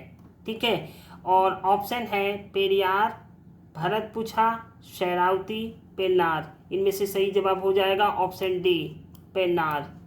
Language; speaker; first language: Hindi; native; Hindi